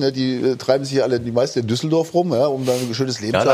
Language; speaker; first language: German; native; German